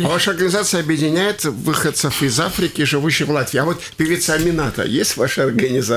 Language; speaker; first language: Russian; native; Russian